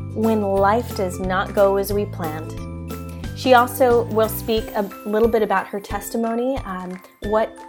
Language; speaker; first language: English; native; English